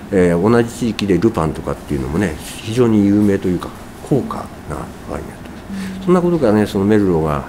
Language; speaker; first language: Japanese; native; Japanese